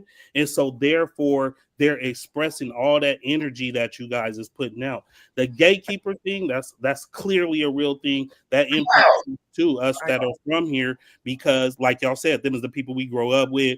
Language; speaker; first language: English; native; English